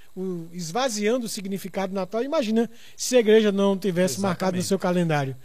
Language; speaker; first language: Portuguese; native; Portuguese